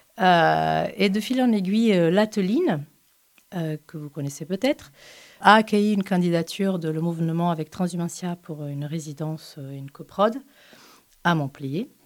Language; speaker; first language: French; non-native, fluent; Portuguese